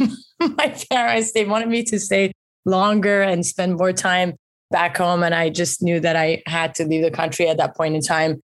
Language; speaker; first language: English; early bilingual, other home language; Persian